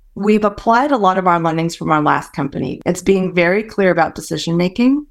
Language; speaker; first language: English; early bilingual, other home language; Min Nan Chinese